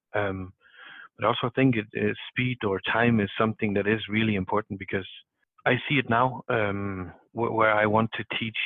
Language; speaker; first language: English; non-native, fluent; Danish